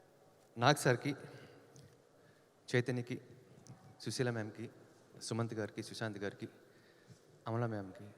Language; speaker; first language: Telugu; native; Telugu